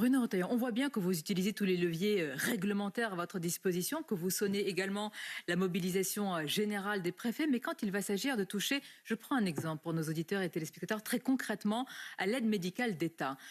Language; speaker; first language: French; native; French